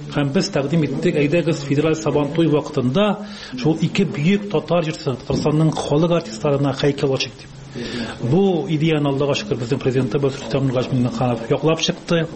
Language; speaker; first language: Tatar; native; Tatar